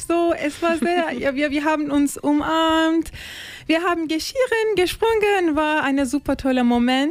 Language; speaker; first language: German; non-native, learner; Turkish